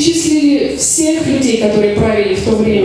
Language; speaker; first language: Russian; native; Russian